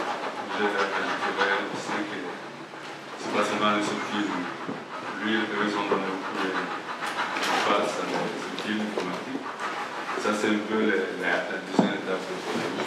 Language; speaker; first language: French; non-native, fluent; Spanish